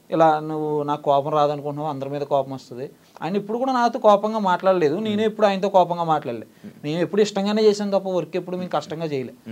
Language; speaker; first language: Telugu; native; Telugu